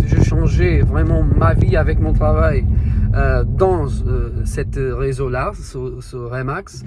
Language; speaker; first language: French; non-native, learner; Portuguese